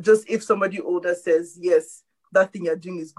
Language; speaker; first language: English; non-native, local second language; Yoruba